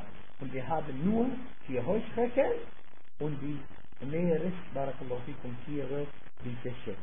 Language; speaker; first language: German; non-native, fluent; Arabic